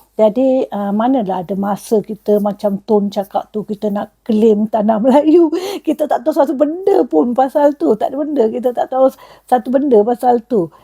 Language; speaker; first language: Malay; non-native, local second language; Tamil